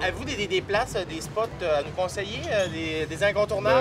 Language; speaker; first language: French; native; French